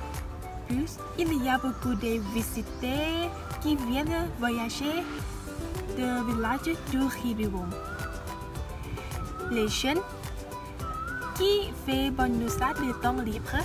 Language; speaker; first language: French; non-native, learner; Thai